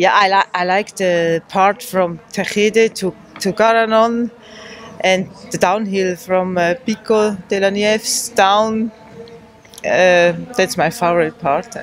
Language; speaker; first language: English; non-native, learner; German